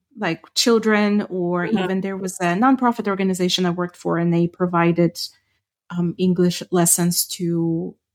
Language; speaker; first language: English; non-native, fluent; Ukrainian